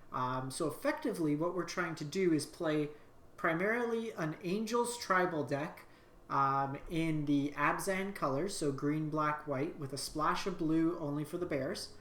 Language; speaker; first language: English; native; English